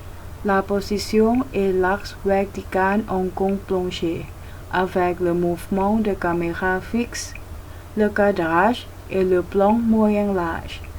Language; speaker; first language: French; non-native, learner; Thai